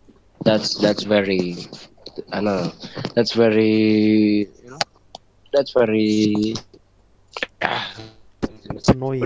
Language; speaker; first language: English; non-native, learner; Indonesian